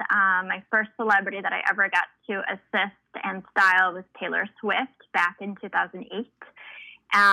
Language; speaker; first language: English; early bilingual, other home language; Spanish